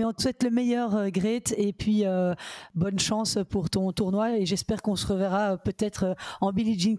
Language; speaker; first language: French; native; French